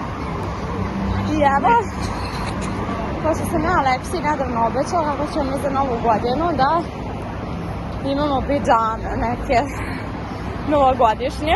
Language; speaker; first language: Bosnian; native; Bosnian